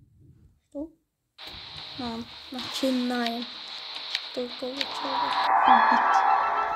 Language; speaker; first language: Russian; non-native, learner; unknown